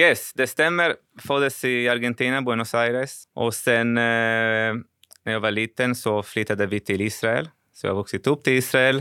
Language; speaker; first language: Swedish; non-native, fluent; Spanish